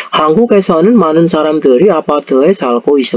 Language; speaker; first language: Korean; non-native, fluent; Indonesian